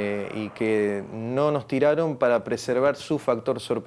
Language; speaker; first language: Spanish; native; Spanish